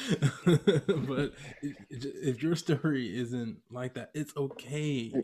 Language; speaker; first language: English; native; English